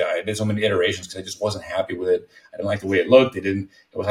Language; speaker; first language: English; non-native, fluent; Spanish